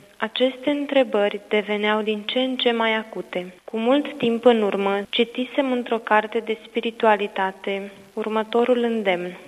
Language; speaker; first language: Romanian; native; Romanian